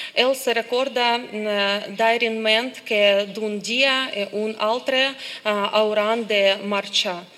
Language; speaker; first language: Catalan; non-native, learner; Ukrainian